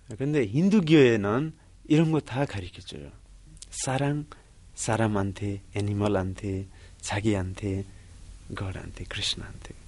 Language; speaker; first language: Korean; non-native, learner; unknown